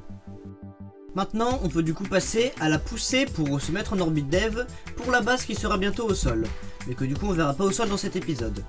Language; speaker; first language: French; native; French